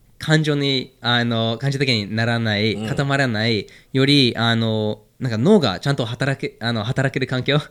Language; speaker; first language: Japanese; non-native, fluent; English